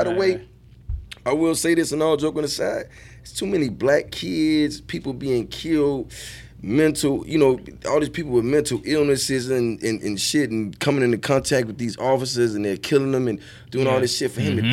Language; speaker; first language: English; native; English